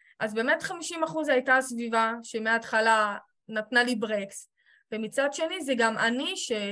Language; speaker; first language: Hebrew; native; Hebrew